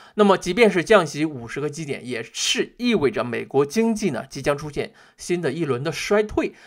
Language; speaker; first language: Chinese; native; Chinese